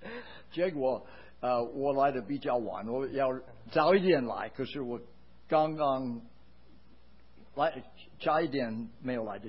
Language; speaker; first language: Chinese; non-native, fluent; English